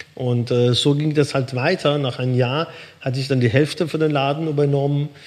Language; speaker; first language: German; early bilingual, other home language; Persian